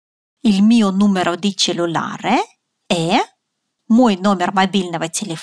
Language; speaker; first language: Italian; non-native, fluent; Russian